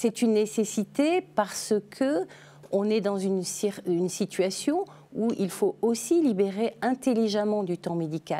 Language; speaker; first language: French; native; French